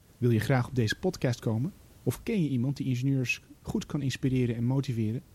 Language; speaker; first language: Dutch; native; Dutch